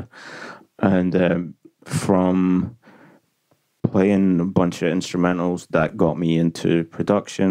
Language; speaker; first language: English; native; English